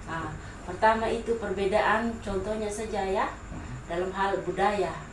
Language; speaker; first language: Indonesian; non-native, local second language; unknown